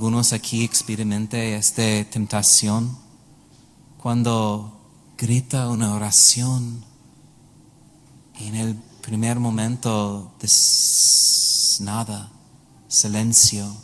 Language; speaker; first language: Spanish; non-native, learner; English